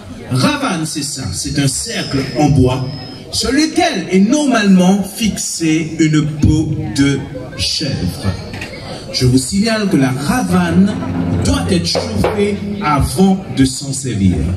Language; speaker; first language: French; non-native, local second language; Morisyen